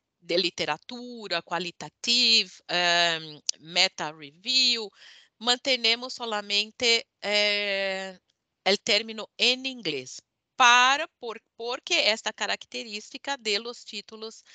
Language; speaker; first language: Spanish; non-native, learner; Portuguese